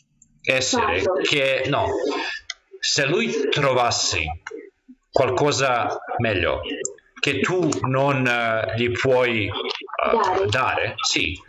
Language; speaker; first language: Italian; non-native, fluent; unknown